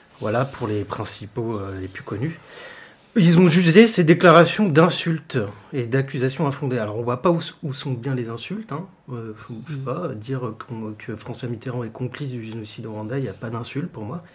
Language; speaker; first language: French; native; French